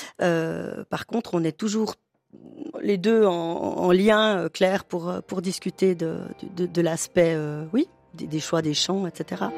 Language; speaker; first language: French; native; French